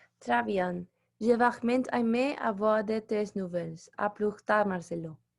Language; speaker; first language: French; non-native, learner; Spanish